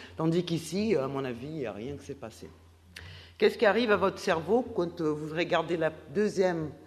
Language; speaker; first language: French; non-native, fluent; Portuguese